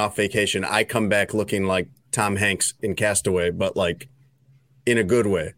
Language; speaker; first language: English; native; English